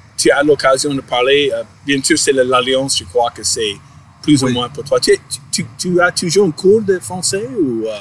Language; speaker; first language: French; non-native, fluent; English